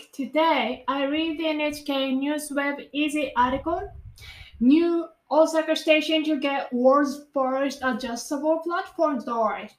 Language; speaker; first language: English; non-native, fluent; Japanese